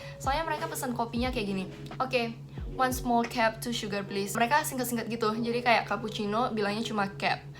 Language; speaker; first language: Indonesian; native; Indonesian